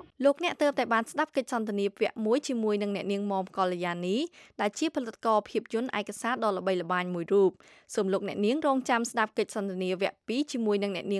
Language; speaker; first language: Khmer; native; Khmer